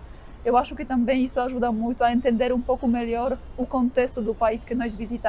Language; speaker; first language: Portuguese; non-native, fluent; Polish